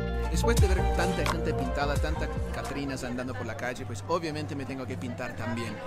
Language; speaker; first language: Spanish; non-native, learner; English